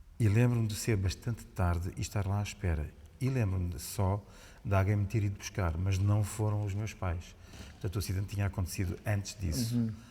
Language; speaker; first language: Portuguese; native; Portuguese